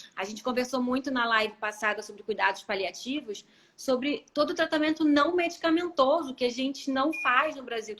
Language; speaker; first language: Portuguese; native; Portuguese